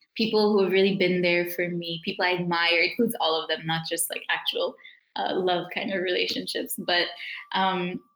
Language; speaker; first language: English; native; English